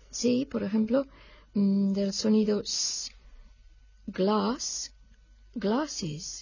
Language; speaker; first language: Spanish; non-native, fluent; English